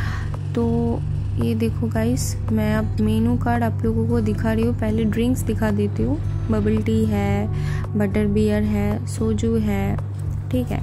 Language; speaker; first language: Hindi; non-native, local second language; Bangla